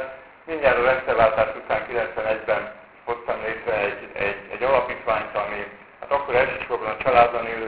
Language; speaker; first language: Hungarian; native; Hungarian